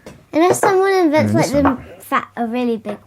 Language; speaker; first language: English; native; English